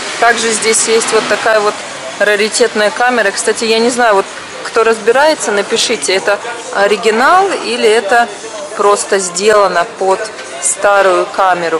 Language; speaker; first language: Russian; native; Russian